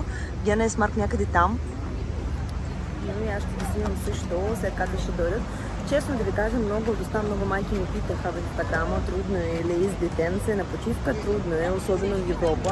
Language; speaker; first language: Bulgarian; non-native, fluent; Russian